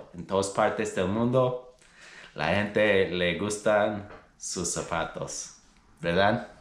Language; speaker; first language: Spanish; non-native, fluent; English